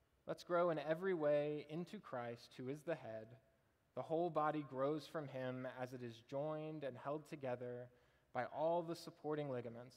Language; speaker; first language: English; native; English